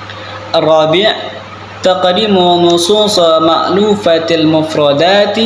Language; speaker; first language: Arabic; non-native, learner; Indonesian